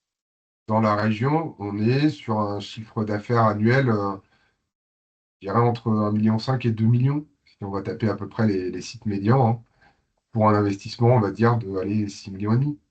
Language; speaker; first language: French; native; French